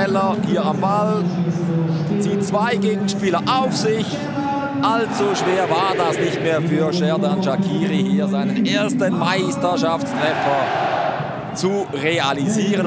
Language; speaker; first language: German; native; German